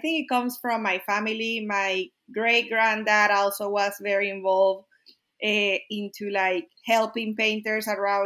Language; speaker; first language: English; non-native, fluent; Spanish